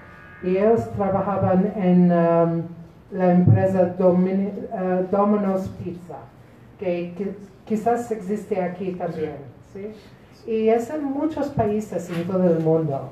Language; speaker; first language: Spanish; non-native, fluent; Polish